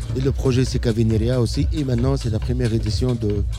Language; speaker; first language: French; non-native, local second language; Arabic